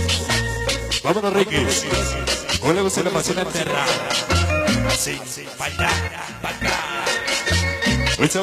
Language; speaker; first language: Spanish; native; Spanish